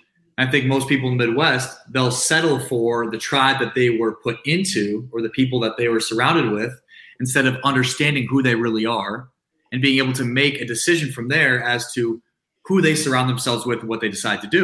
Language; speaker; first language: English; native; English